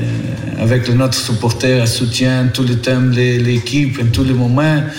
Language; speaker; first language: French; non-native, learner; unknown